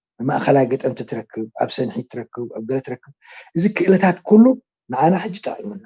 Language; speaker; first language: Tigrinya; non-native, local second language; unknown